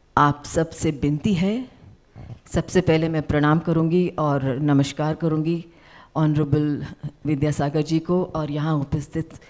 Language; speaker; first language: Hindi; native; Hindi